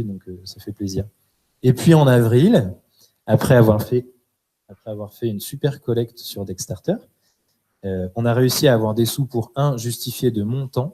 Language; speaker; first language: French; native; French